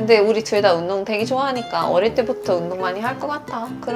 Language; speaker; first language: Korean; non-native, fluent; Swedish